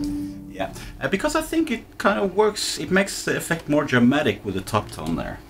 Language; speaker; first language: English; non-native, fluent; Norwegian